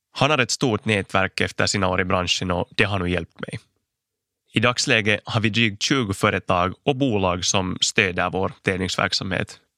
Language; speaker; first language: Swedish; native; Swedish